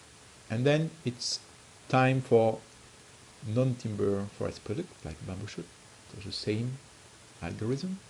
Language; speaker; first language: English; non-native, fluent; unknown